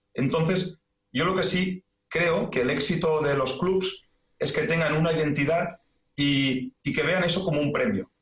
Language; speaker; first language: Spanish; native; Spanish